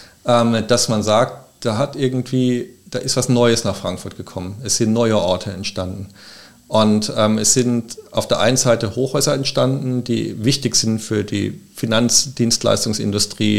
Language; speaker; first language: German; native; German